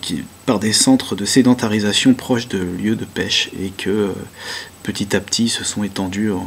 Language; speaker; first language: French; native; French